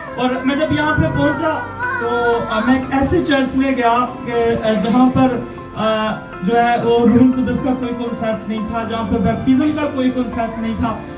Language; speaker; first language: Urdu; non-native, local second language; Punjabi